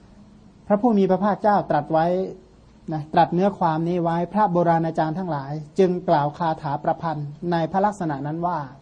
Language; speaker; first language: Thai; non-native, local second language; Khmer